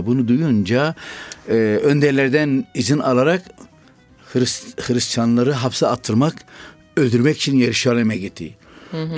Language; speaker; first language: Turkish; non-native, fluent; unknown